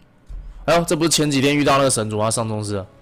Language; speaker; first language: Chinese; native; Chinese